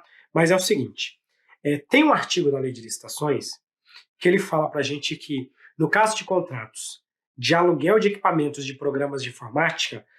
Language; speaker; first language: Portuguese; native; Portuguese